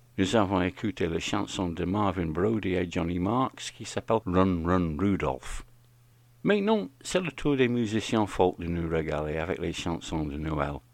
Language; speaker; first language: French; non-native, fluent; English